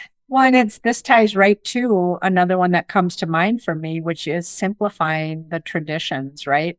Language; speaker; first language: English; native; English